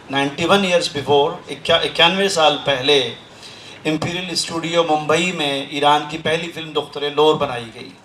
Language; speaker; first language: Hindi; non-native, fluent; Persian